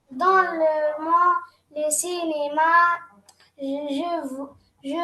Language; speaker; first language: French; non-native, learner; Arabic